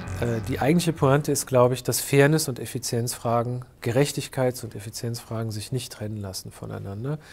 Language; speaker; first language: German; native; German